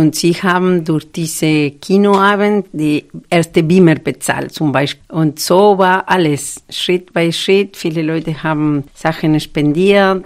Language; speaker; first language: German; non-native, fluent; Spanish